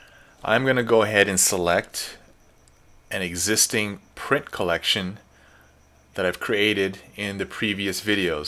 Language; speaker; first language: English; native; English